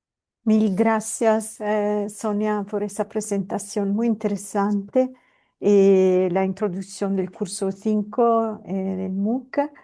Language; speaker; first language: Spanish; non-native, fluent; Italian